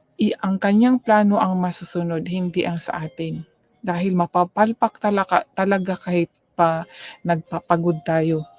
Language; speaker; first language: Filipino; non-native, local second language; Cebuano